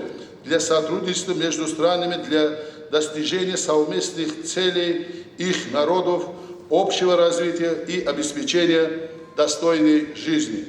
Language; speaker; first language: Russian; non-native, local second language; Tajik